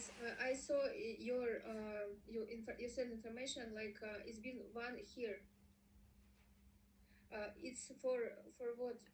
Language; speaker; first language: English; non-native, learner; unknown